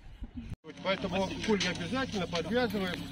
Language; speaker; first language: Russian; native; Russian